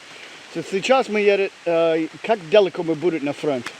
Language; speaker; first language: Russian; non-native, learner; English